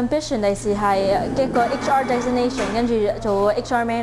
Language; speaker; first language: Chinese; early bilingual, heritage; Chinese